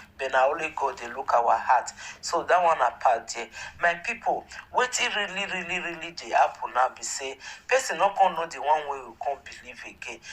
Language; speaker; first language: Nigerian Pidgin; native; Nigerian Pidgin